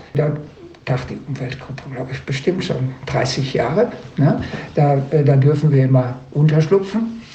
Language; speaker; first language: German; native; German